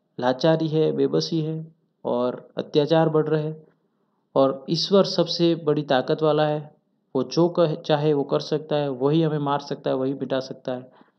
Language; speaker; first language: Hindi; non-native, local second language; Gujarati